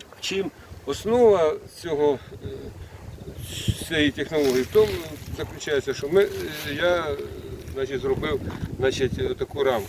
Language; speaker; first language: Ukrainian; native; Ukrainian